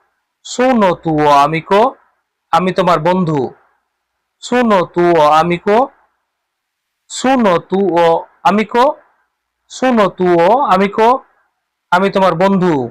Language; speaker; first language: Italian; non-native, learner; Bangla